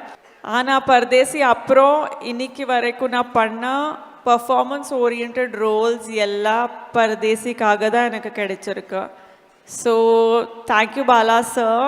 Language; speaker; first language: Tamil; non-native, fluent; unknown